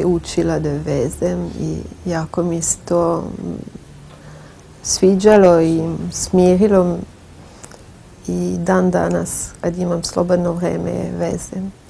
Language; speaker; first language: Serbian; non-native, fluent; French